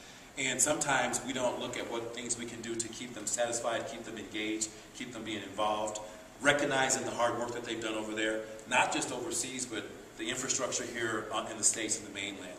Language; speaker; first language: English; native; English